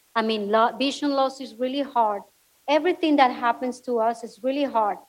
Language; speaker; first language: English; non-native, fluent; Spanish